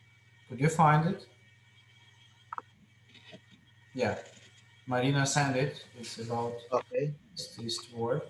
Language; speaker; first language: English; non-native, fluent; Russian